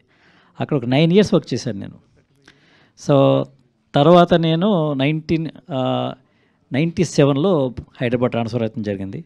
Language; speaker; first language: Telugu; native; Telugu